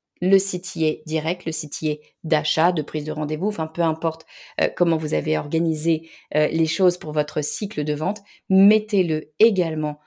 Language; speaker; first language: French; native; French